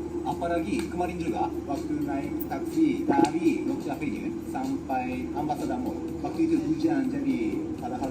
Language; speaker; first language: Indonesian; non-native, learner; Japanese